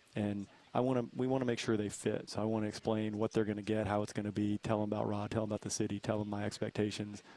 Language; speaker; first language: English; native; English